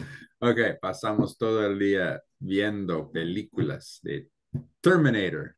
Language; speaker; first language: Spanish; non-native, learner; English